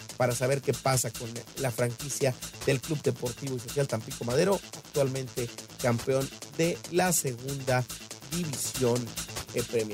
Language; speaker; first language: Spanish; native; Spanish